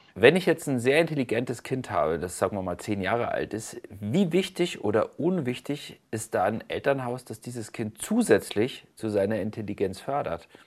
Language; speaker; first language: German; native; German